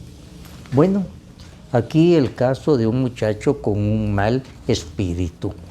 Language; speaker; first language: Spanish; native; Spanish